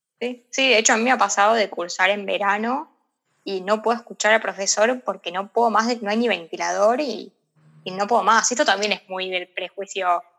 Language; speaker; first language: Spanish; native; Spanish